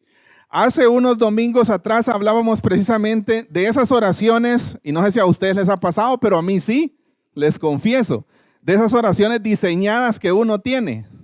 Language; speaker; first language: Spanish; native; Spanish